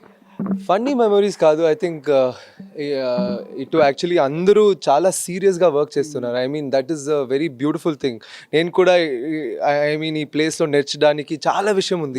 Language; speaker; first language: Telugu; non-native, fluent; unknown